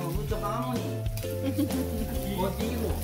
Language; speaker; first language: Spanish; non-native, learner; Korean